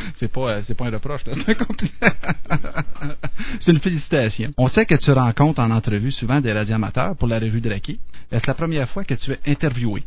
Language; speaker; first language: French; native; French